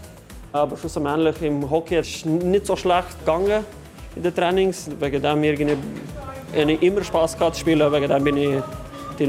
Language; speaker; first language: German; non-native, fluent; Lithuanian